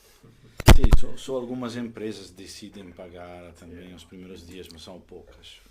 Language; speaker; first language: Portuguese; non-native, fluent; Italian